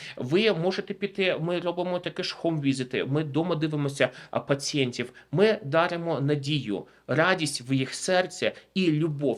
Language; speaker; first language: Ukrainian; native; Ukrainian